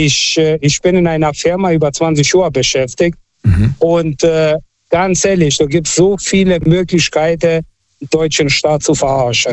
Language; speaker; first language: German; non-native, fluent; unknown